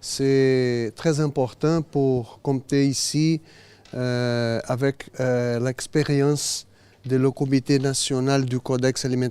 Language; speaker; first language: French; non-native, learner; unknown